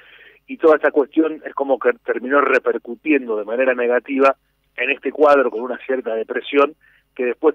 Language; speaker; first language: Spanish; native; Spanish